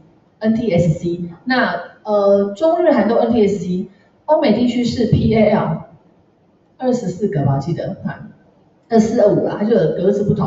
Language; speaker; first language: Chinese; native; Chinese